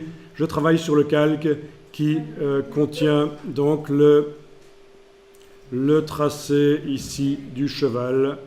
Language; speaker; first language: French; native; French